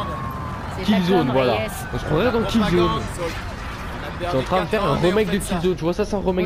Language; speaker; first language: French; native; French